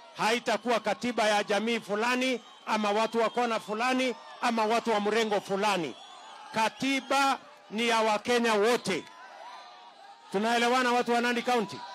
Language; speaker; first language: Swahili; non-native, local second language; Kalenjin